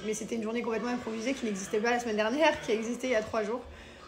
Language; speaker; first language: French; native; French